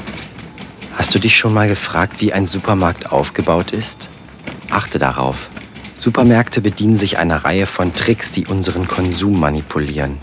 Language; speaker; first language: German; native; German